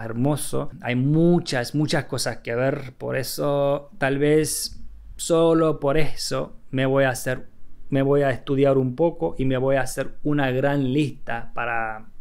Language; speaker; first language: Spanish; non-native, fluent; Turkish